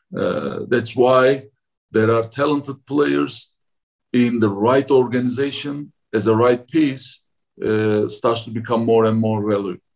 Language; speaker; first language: English; non-native, fluent; Turkish